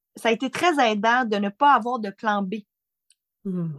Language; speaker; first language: French; native; French